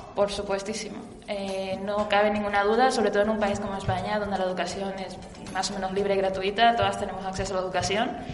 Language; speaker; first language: Spanish; early bilingual, other home language; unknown